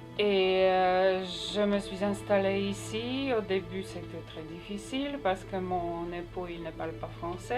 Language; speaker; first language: French; non-native, fluent; Polish